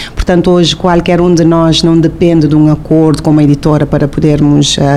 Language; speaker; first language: Portuguese; non-native, local second language; Kabuverdianu